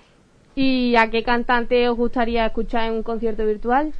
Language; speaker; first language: Spanish; native; Spanish